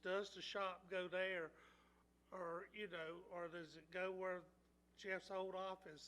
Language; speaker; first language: English; native; English